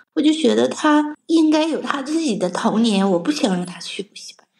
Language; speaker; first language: Chinese; native; Chinese